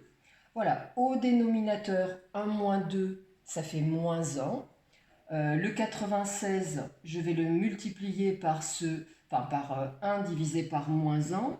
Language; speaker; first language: French; native; French